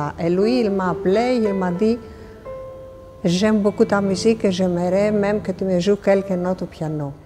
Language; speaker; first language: French; non-native, fluent; Greek